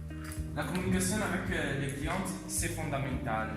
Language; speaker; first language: French; non-native, learner; Italian